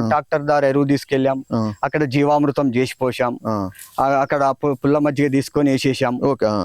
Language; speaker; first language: Telugu; native; Telugu